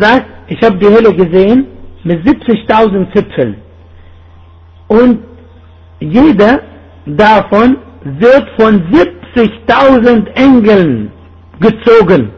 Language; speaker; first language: German; non-native, fluent; Arabic